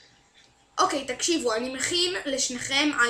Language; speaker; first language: Hebrew; native; Hebrew